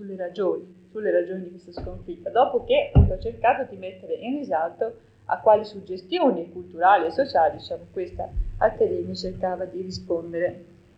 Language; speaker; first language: Italian; native; Italian